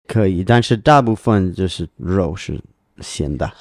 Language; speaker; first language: Chinese; non-native, learner; English